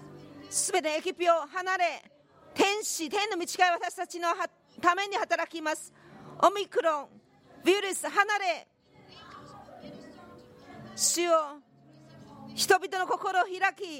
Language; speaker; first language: Japanese; non-native, fluent; Korean